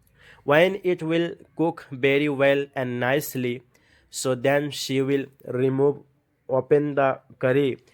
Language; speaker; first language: English; non-native, learner; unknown